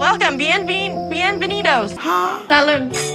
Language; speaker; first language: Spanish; non-native, learner; English